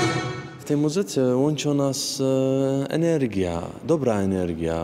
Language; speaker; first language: Polish; non-native, fluent; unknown